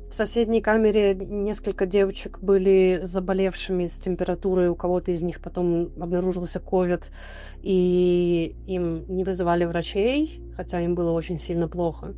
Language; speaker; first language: Russian; native; Russian